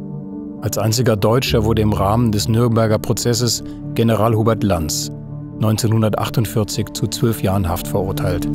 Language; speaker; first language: German; native; German